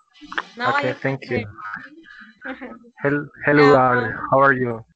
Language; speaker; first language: English; non-native, learner; Spanish